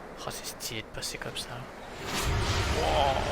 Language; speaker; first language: French; native; French